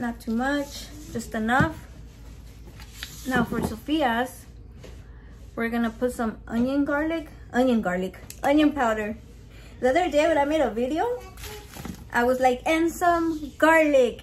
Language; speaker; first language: English; early bilingual, other home language; Spanish